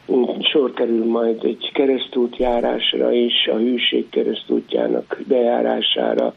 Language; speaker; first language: Hungarian; native; Hungarian